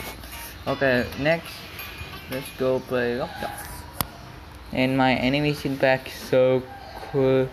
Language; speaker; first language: English; non-native, learner; Indonesian